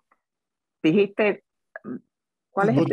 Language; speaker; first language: Spanish; early bilingual, other home language; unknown